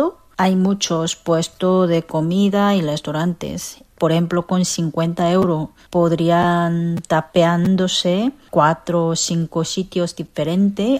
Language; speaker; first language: Spanish; non-native, learner; Korean